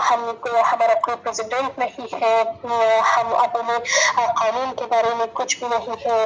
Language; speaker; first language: Hindi; non-native, fluent; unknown